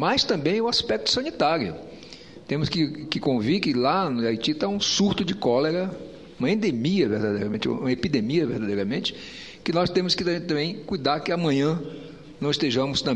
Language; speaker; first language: Portuguese; native; Portuguese